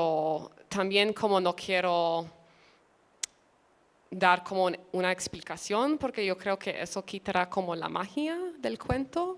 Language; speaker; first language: Spanish; early bilingual, other home language; English